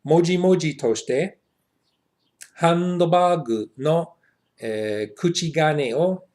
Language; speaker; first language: Japanese; non-native, learner; English